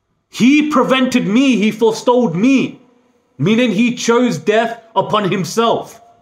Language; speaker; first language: English; native; English